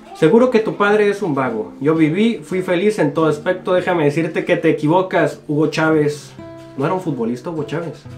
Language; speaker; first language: Spanish; native; Spanish